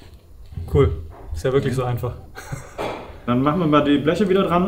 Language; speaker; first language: German; native; German